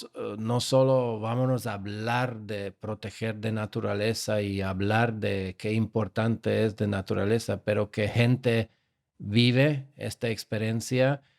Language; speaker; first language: Spanish; non-native, fluent; Slovak